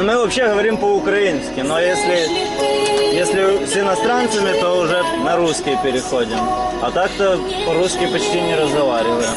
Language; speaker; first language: Russian; non-native, local second language; Ukrainian